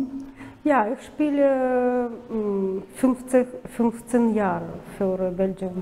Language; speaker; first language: German; non-native, learner; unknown